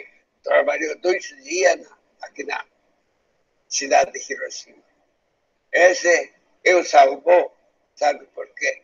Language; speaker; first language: Portuguese; non-native, learner; Japanese